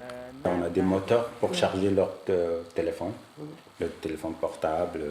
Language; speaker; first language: French; non-native, learner; Arabic